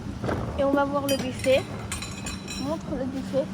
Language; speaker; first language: French; early bilingual, heritage; French